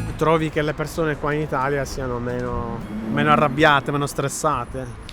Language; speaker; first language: Italian; native; Italian